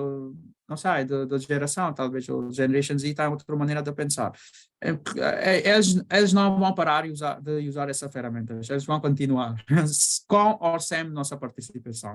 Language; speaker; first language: Portuguese; non-native, learner; Bangla